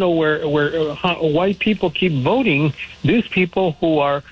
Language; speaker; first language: English; native; English